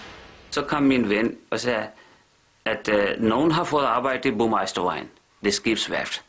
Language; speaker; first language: Danish; non-native, fluent; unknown